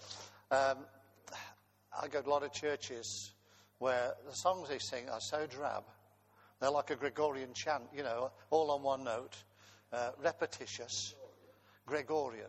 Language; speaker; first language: English; native; English